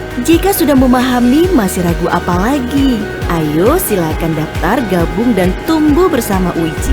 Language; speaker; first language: Indonesian; native; Indonesian